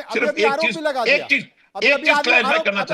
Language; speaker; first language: Hindi; native; Hindi